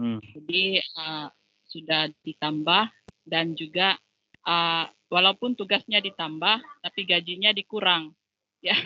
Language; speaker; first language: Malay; non-native, local second language; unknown